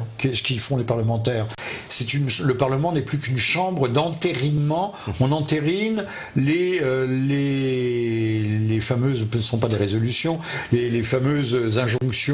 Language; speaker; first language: French; native; French